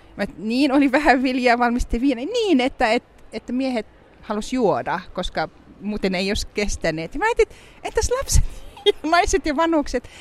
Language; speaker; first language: Finnish; non-native, fluent; Arabic